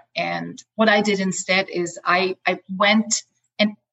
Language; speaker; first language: English; non-native, fluent; German